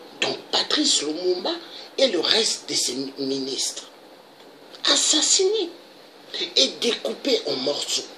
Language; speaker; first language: French; non-native, local second language; Lingala